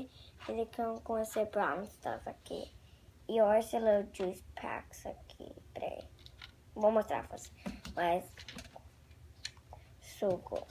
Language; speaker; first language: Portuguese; early bilingual, heritage; Portuguese